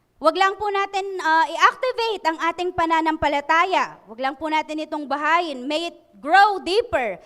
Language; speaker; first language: Filipino; non-native, local second language; Pampanga